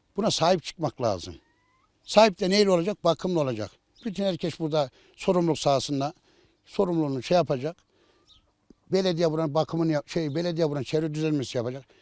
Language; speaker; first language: Turkish; native; Turkish